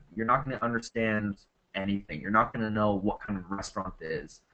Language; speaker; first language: English; native; English